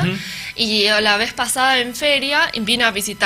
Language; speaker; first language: Spanish; non-native, learner; Japanese